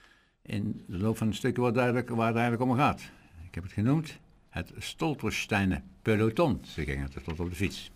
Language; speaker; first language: Dutch; native; Dutch